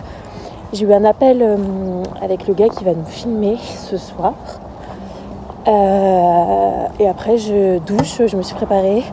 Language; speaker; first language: French; native; French